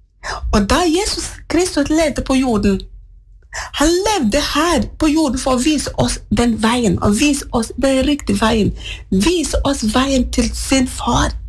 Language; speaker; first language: Norwegian; non-native, fluent; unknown